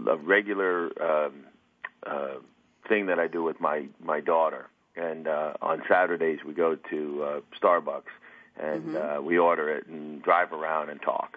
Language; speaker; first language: English; native; English